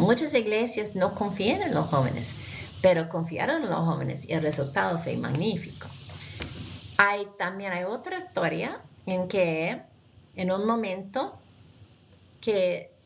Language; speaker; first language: Spanish; non-native, fluent; English